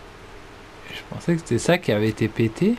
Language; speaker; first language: French; native; French